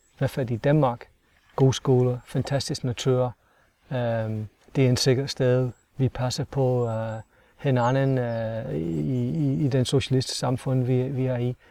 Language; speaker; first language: Danish; non-native, fluent; English